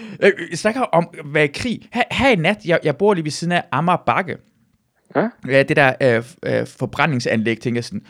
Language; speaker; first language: Danish; early bilingual, other home language; Persian